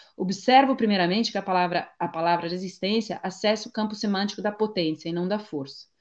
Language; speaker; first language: Portuguese; non-native, fluent; Italian